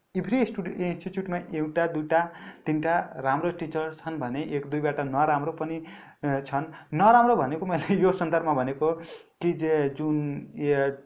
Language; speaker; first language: Nepali; non-native, local second language; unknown